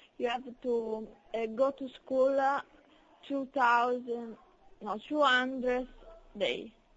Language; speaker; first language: English; non-native, learner; Italian